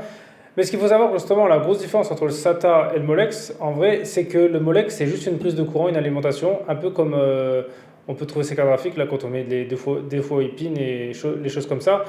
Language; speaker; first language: French; native; French